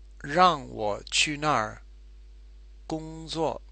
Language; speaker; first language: Chinese; non-native, fluent; English